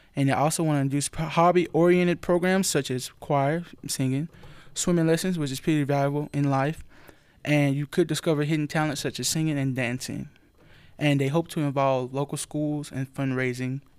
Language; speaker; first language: English; native; English